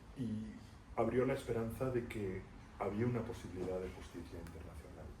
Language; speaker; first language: Spanish; native; Spanish